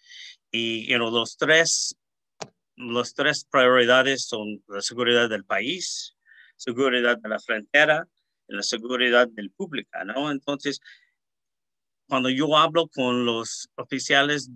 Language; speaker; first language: Spanish; early bilingual, heritage; Spanish